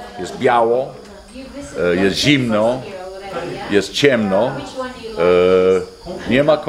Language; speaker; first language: Polish; early bilingual, heritage; Polish